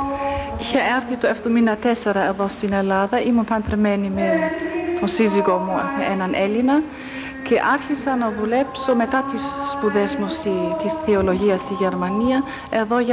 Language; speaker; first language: Greek; non-native, fluent; German